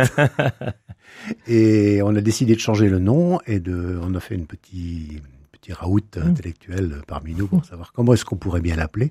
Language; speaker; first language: French; native; French